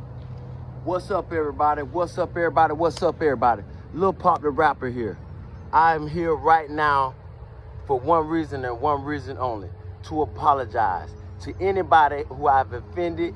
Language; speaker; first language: English; native; English